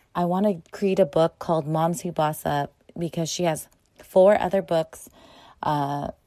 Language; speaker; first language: English; native; English